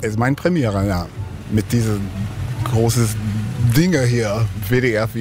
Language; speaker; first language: German; non-native, learner; English